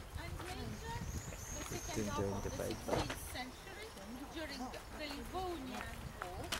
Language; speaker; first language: English; non-native, fluent; Estonian